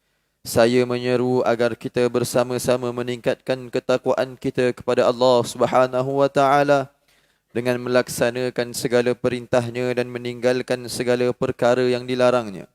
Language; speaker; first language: Malay; native; Malay